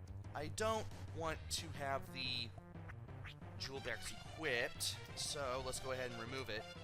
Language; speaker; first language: English; native; English